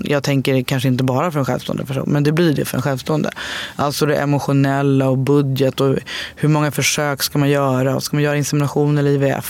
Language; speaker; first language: Swedish; native; Swedish